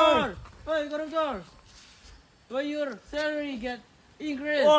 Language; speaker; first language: English; non-native, learner; Indonesian